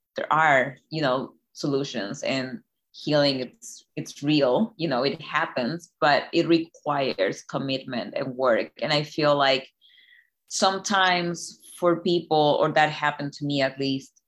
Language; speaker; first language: English; non-native, fluent; Spanish